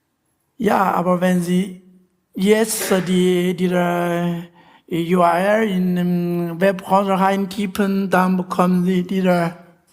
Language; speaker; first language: German; non-native, learner; Chinese